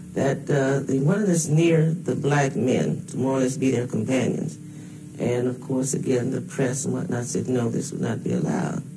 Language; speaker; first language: English; native; English